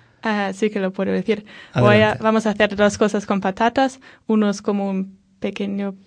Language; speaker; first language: Spanish; non-native, fluent; German